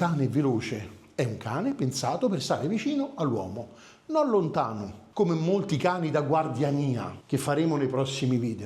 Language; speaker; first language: Italian; native; Italian